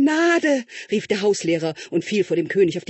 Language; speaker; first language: German; native; German